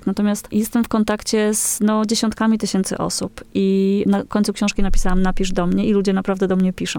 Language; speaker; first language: Polish; native; Polish